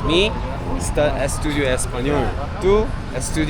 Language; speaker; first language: Spanish; non-native, learner; Korean